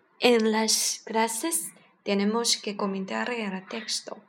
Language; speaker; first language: Spanish; non-native, learner; Chinese